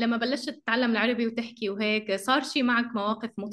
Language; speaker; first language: Arabic; native; Arabic